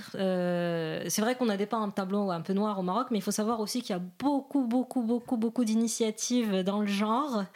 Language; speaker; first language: French; non-native, local second language; Arabic